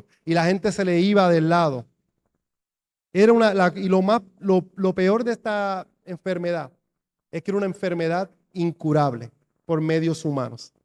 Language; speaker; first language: Spanish; native; Spanish